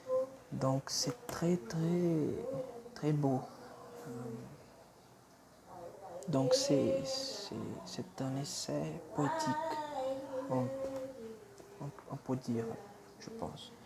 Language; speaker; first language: French; non-native, fluent; Portuguese